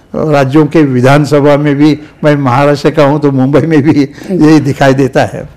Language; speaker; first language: Hindi; non-native, local second language; Marathi